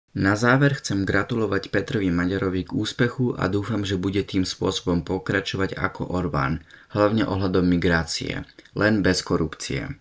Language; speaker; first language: Slovak; early bilingual, heritage; Slovak